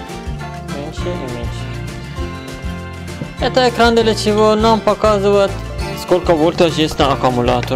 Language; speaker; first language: Russian; non-native, learner; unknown